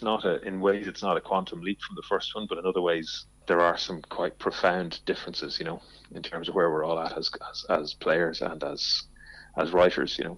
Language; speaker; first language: English; native; English